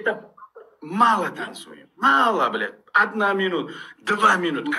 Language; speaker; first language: Russian; non-native, learner; Uzbek